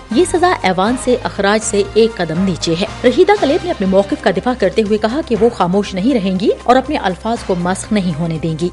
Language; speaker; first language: Urdu; native; Urdu